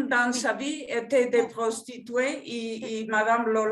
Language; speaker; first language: French; non-native, fluent; Spanish